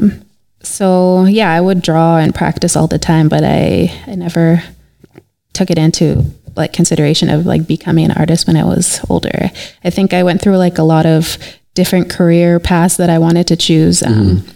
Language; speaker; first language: English; native; English